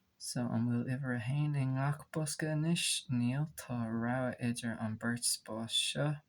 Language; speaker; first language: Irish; non-native, local second language; English